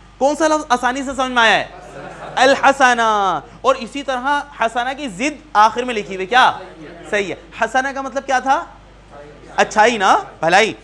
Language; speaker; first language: Urdu; native; Urdu